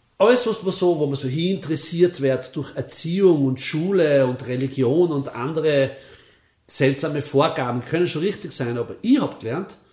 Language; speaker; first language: German; native; German